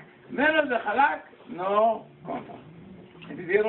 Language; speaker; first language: Spanish; non-native, learner; Hebrew